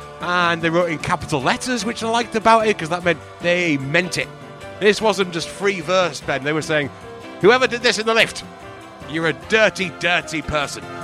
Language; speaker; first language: English; native; English